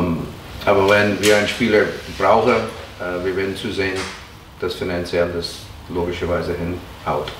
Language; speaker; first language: German; non-native, fluent; English